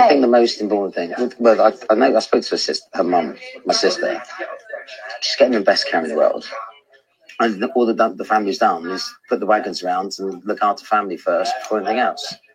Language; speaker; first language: English; native; English